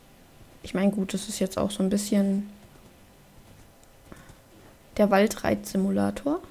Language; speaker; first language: German; native; German